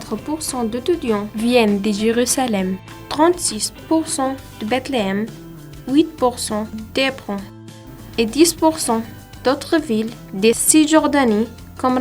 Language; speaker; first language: French; non-native, learner; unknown